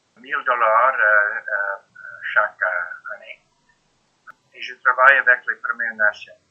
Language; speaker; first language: French; non-native, learner; English